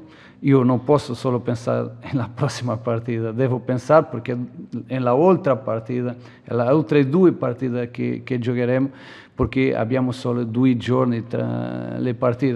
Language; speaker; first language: Italian; non-native, fluent; Portuguese